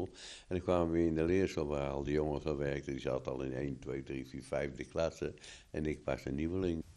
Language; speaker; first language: Dutch; native; Dutch